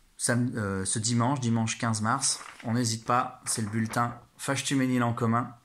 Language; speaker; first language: French; native; French